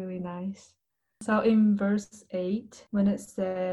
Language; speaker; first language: English; non-native, fluent; Japanese